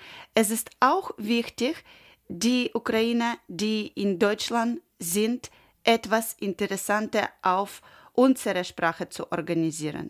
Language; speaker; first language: German; non-native, learner; Ukrainian